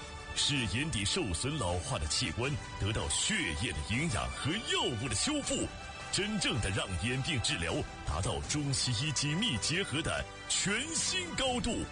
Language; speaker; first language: Chinese; native; Chinese